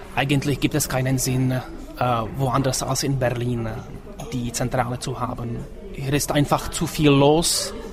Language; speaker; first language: German; non-native, fluent; Czech